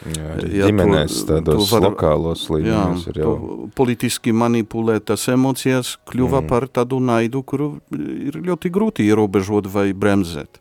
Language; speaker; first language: Latvian; non-native, fluent; Polish